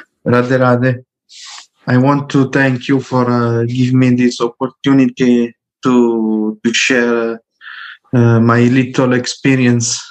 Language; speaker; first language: English; non-native, fluent; Italian